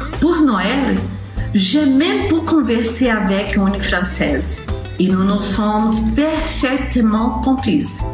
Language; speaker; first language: French; non-native, learner; Portuguese